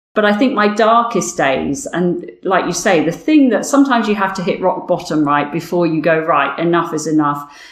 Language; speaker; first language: English; native; English